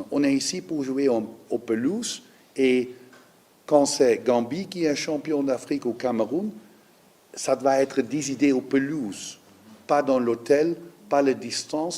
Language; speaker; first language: French; non-native, learner; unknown